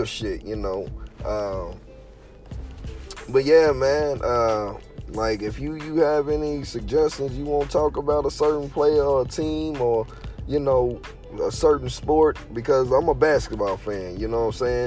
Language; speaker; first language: English; native; English